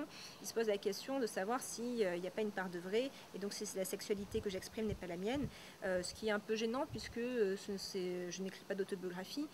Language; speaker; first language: French; native; French